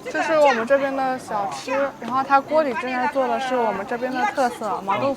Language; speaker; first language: Chinese; native; Chinese